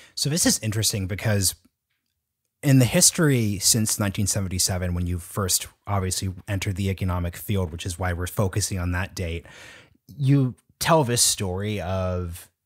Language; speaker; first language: English; native; English